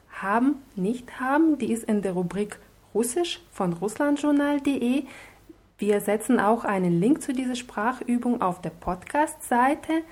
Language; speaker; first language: German; non-native, fluent; Russian